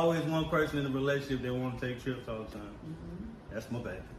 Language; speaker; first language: English; native; English